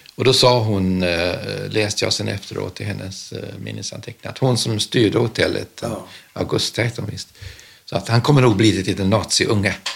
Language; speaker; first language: Swedish; early bilingual, other home language; German